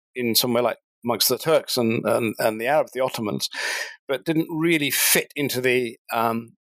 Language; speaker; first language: English; native; English